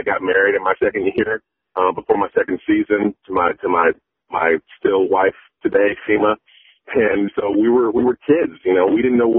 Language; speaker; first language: English; native; English